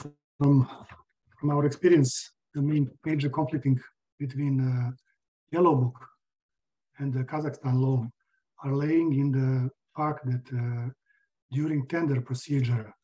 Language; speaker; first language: English; non-native, fluent; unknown